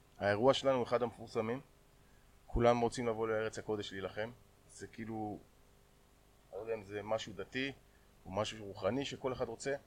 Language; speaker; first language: Hebrew; native; Hebrew